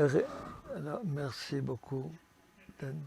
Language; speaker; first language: French; non-native, fluent; English